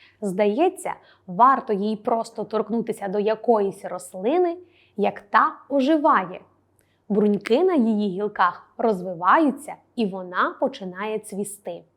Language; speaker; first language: Ukrainian; native; Ukrainian